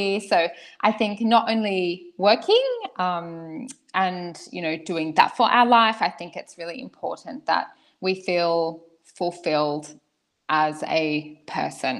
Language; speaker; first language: English; native; English